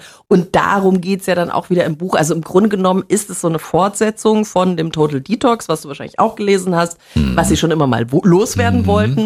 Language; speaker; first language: German; native; German